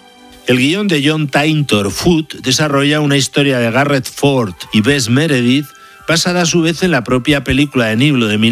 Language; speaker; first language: Spanish; native; Spanish